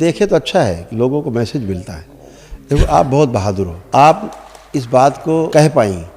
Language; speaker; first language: Hindi; native; Hindi